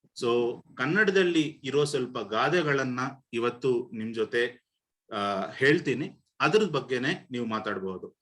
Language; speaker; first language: Kannada; non-native, fluent; Telugu